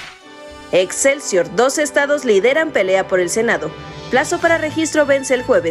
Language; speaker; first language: Spanish; native; Spanish